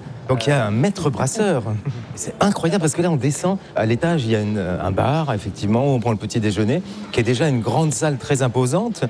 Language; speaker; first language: French; native; French